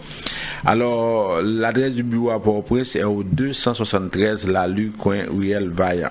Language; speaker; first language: French; native; French